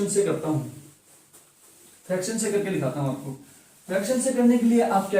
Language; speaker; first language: Hindi; native; Hindi